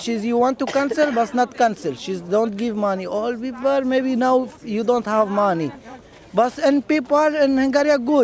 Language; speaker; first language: English; non-native, learner; Arabic